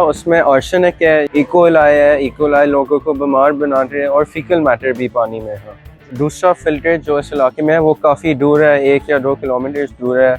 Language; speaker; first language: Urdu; non-native, fluent; English